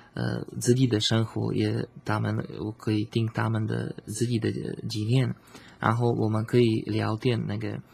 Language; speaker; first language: Chinese; non-native, learner; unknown